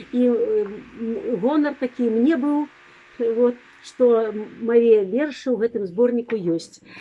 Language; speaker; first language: Belarusian; native; Belarusian